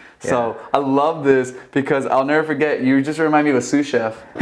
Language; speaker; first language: English; native; English